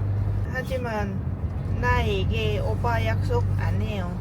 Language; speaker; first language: Korean; non-native, learner; Lao